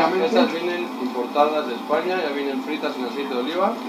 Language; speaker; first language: Spanish; native; Spanish